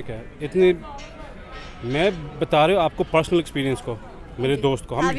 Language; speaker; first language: Hindi; early bilingual, heritage; Urdu